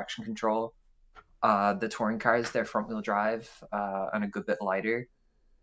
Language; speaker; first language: English; native; English